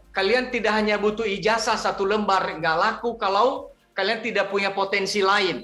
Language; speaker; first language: Indonesian; native; Indonesian